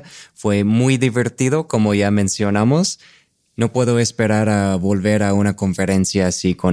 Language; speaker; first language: Spanish; non-native, fluent; English